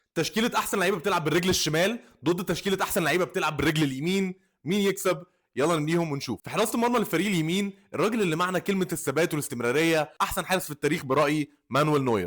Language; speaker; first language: Arabic; native; Arabic